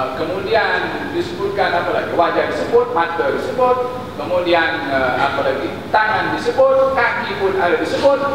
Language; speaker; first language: Malay; native; Malay